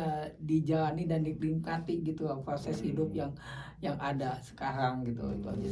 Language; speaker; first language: Indonesian; native; Indonesian